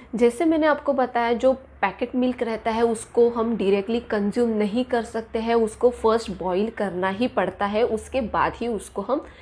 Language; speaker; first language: Hindi; non-native, local second language; Marathi